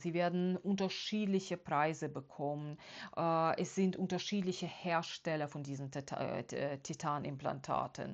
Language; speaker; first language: German; non-native, fluent; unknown